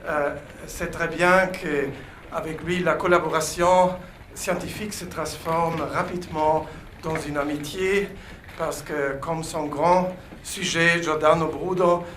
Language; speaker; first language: French; non-native, fluent; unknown